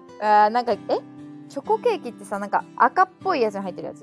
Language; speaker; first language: Japanese; native; Japanese